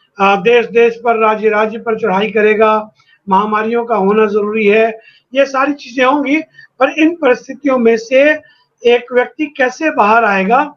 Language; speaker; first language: Hindi; native; Hindi